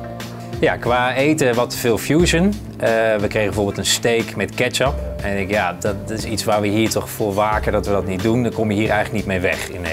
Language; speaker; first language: Dutch; native; Dutch